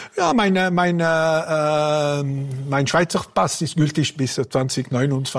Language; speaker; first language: German; non-native, local second language; French